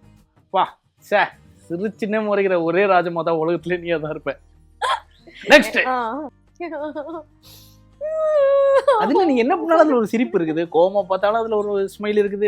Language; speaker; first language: Tamil; native; Tamil